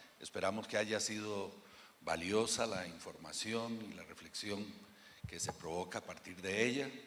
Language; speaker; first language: Spanish; native; Spanish